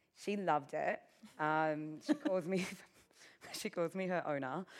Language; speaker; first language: English; native; English